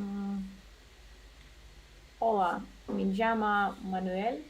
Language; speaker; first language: Spanish; non-native, learner; Russian